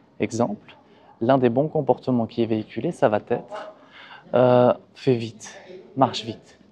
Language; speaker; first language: French; early bilingual, other home language; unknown